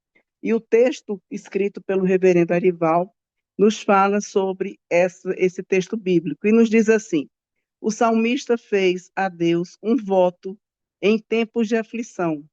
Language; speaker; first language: Portuguese; native; Portuguese